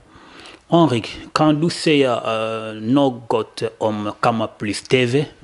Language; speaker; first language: Swedish; non-native, learner; French